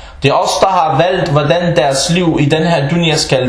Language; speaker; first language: Danish; early bilingual, other home language; Arabic